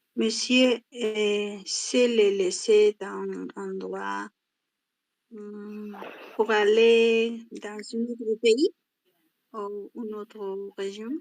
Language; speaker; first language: French; non-native, learner; Spanish